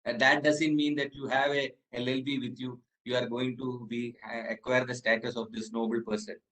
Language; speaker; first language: English; non-native, local second language; Malayalam